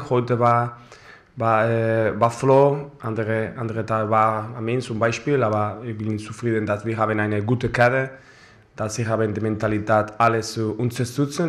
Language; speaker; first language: German; non-native, fluent; Spanish